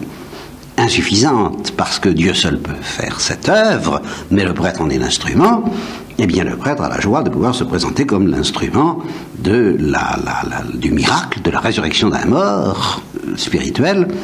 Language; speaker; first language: French; native; French